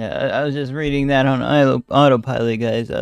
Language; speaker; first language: English; native; English